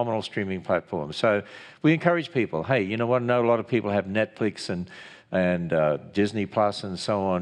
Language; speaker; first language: English; native; English